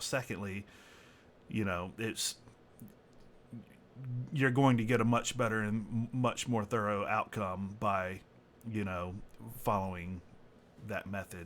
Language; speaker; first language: English; native; English